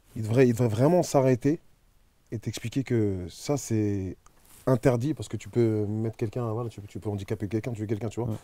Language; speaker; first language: French; native; French